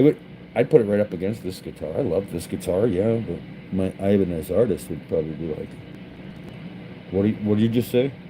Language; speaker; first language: English; native; English